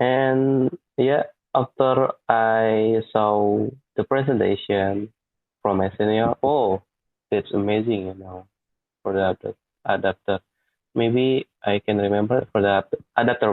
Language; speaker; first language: English; non-native, learner; Indonesian